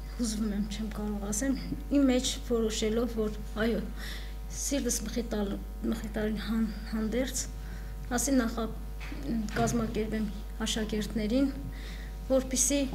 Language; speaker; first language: Armenian; non-native, local second language; Kurdish